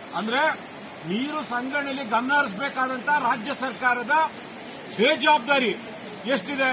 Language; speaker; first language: Kannada; native; Kannada